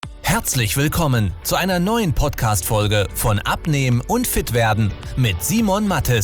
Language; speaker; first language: German; native; German